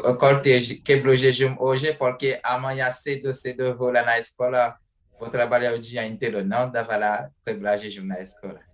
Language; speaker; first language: Portuguese; non-native, fluent; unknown